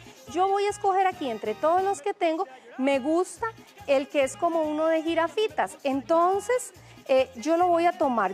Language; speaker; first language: Spanish; native; Spanish